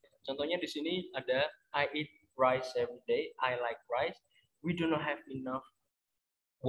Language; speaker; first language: English; non-native, fluent; Indonesian